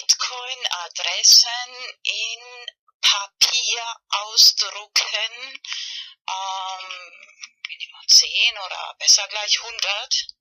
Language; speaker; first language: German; non-native, fluent; Spanish